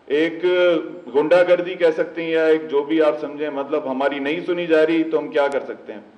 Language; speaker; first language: Urdu; native; Urdu